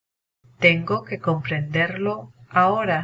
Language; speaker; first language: Spanish; non-native, learner; English